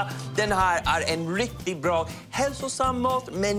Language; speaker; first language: Swedish; non-native, learner; English